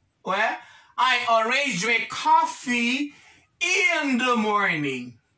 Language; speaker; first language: English; non-native, fluent; Haitian Creole